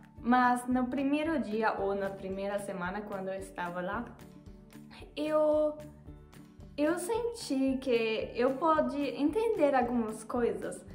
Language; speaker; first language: Portuguese; non-native, learner; German